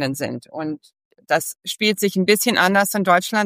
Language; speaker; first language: German; early bilingual, heritage; English